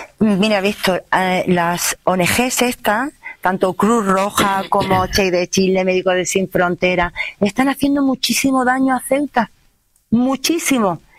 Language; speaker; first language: Spanish; native; Spanish